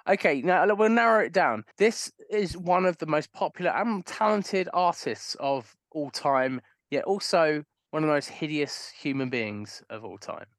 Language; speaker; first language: English; native; English